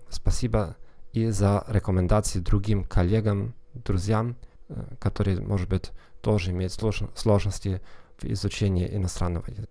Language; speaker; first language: Russian; non-native, fluent; German